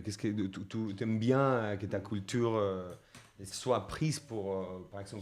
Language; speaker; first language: French; non-native, fluent; Spanish